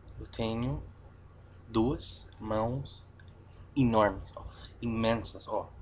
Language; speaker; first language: Portuguese; non-native, fluent; English